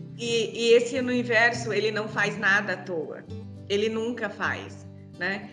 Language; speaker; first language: Portuguese; native; Portuguese